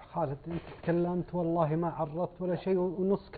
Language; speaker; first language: Arabic; native; Arabic